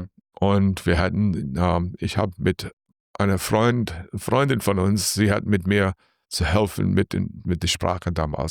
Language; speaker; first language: German; non-native, learner; English